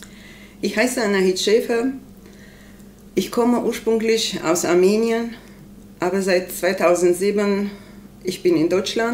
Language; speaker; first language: German; non-native, learner; Armenian